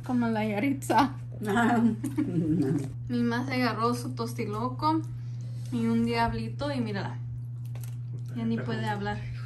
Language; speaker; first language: Spanish; early bilingual, heritage; Spanish